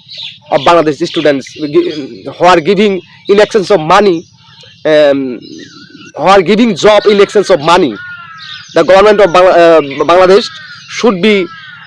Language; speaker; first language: English; non-native, local second language; Bangla